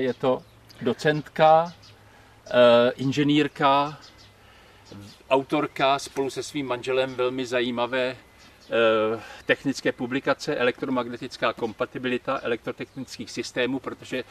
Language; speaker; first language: Czech; native; Czech